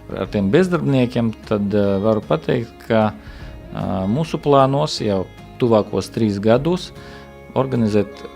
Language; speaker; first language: Latvian; non-native, local second language; Russian